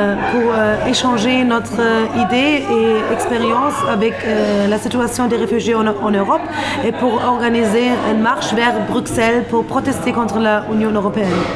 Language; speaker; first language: French; non-native, fluent; Turkish